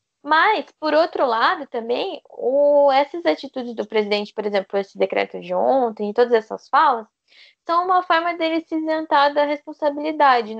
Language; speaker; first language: Portuguese; native; Portuguese